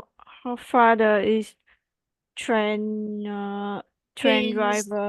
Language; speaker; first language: English; non-native, learner; Vietnamese